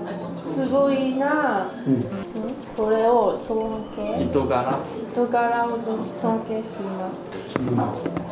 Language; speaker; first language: Japanese; non-native, learner; Korean